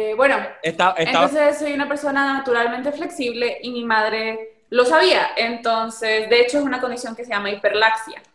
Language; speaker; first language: Spanish; native; Spanish